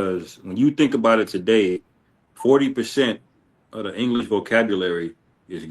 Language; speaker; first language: English; native; English